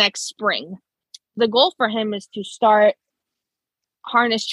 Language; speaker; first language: English; early bilingual, other home language; Spanish